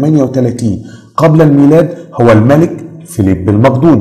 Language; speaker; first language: Arabic; native; Arabic